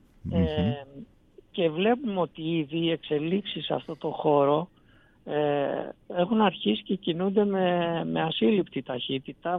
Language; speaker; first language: Greek; native; Greek